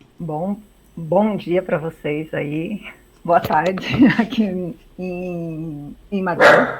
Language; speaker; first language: Portuguese; native; Portuguese